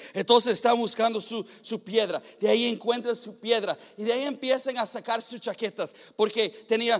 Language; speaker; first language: Spanish; non-native, fluent; English